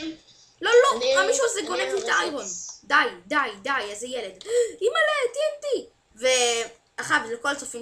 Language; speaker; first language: Hebrew; native; Hebrew